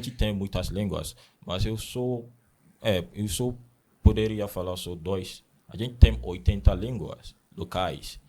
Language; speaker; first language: Portuguese; non-native, learner; Akan